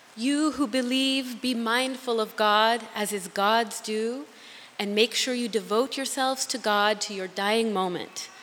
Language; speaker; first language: English; native; English